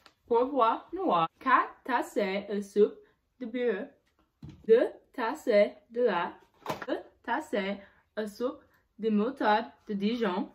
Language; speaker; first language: French; non-native, learner; English